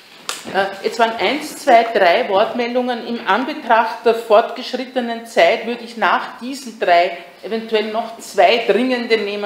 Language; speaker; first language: German; native; German